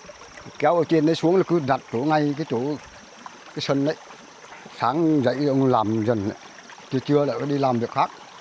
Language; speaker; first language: Vietnamese; native; Vietnamese